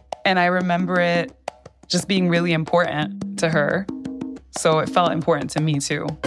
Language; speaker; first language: English; early bilingual, other home language; Spanish